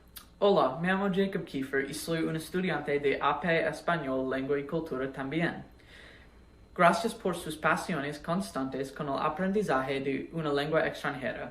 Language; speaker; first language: Spanish; non-native, fluent; English